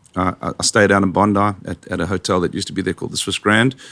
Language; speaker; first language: English; native; English